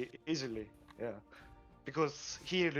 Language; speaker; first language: English; non-native, learner; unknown